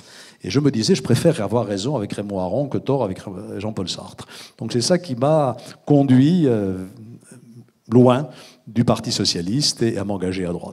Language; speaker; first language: French; native; French